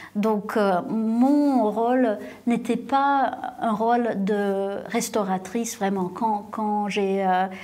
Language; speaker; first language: French; non-native, fluent; English